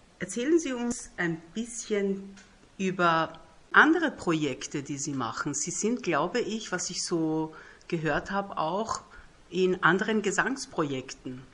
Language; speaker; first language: German; native; German